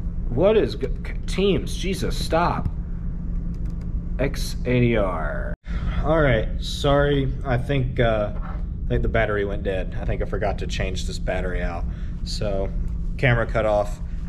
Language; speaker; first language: English; native; English